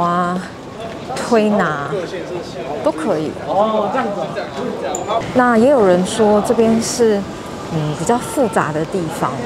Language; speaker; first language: Chinese; native; Chinese